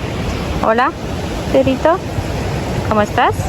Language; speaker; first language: Spanish; non-native, learner; Polish